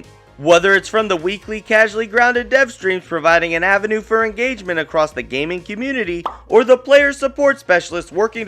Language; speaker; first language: English; native; English